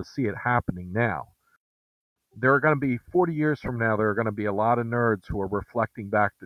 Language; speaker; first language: English; native; English